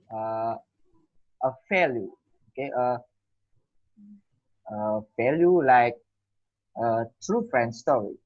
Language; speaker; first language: English; non-native, learner; Indonesian